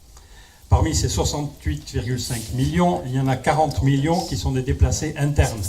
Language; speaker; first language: French; native; French